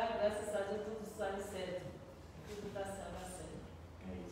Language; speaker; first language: Portuguese; non-native, learner; Spanish